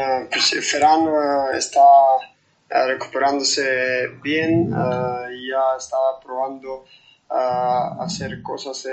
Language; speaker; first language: Spanish; non-native, fluent; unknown